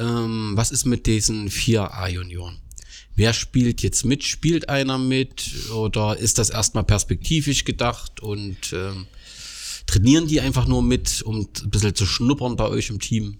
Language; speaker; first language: German; native; German